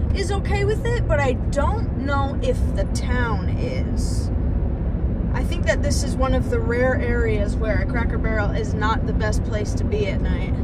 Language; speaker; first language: English; native; English